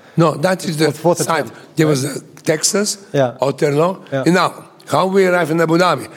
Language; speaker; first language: English; non-native, fluent; Bulgarian